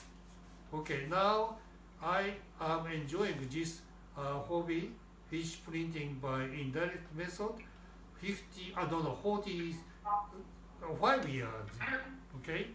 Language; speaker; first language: English; non-native, learner; Japanese